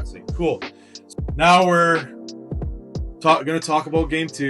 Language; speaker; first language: English; native; English